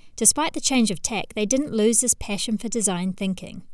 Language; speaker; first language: English; native; English